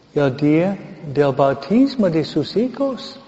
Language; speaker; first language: Spanish; non-native, fluent; English